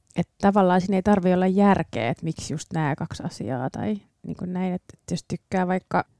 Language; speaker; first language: Finnish; early bilingual, other home language; English